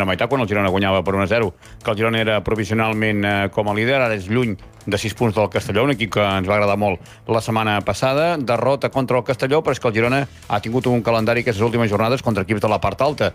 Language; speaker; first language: Catalan; native; Catalan